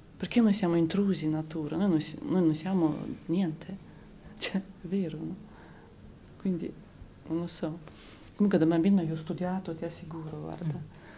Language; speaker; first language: Italian; non-native, fluent; Romanian